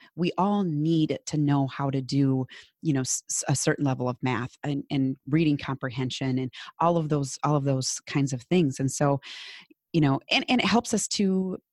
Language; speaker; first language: English; native; English